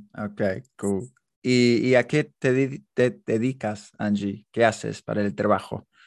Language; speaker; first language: Spanish; non-native, fluent; English